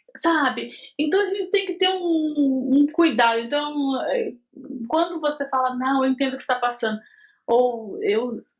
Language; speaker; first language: Portuguese; native; Portuguese